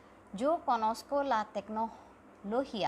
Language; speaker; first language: Spanish; non-native, fluent; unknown